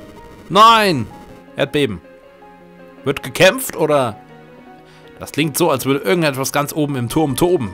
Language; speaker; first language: German; native; German